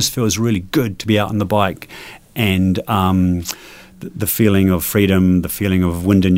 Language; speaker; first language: English; native; English